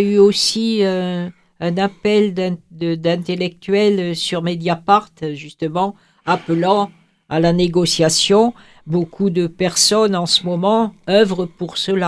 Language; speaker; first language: French; native; French